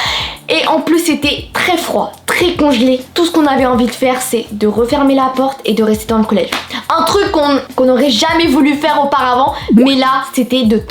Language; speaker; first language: French; native; French